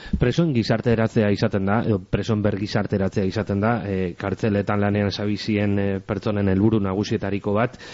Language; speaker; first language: Basque; native; Basque